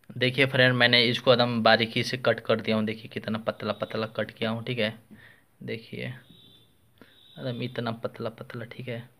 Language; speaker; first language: Hindi; native; Hindi